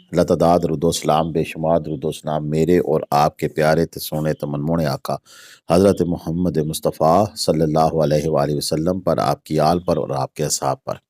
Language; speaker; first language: Urdu; non-native, local second language; Pahari-Potwari